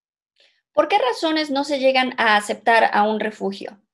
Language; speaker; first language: Spanish; native; Spanish